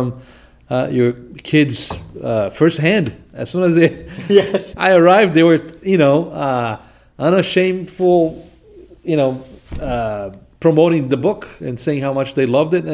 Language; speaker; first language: English; non-native, fluent; Portuguese